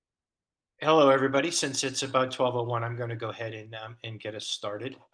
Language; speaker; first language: English; native; English